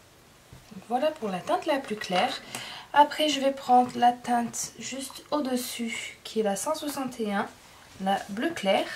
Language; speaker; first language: French; native; French